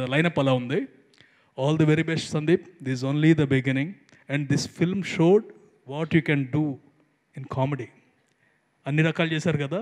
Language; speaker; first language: Telugu; native; Telugu